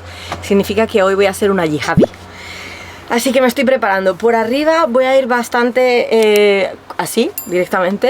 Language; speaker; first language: Spanish; native; Spanish